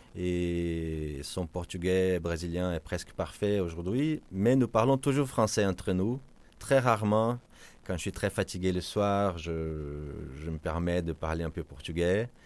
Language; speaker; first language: French; non-native, fluent; Portuguese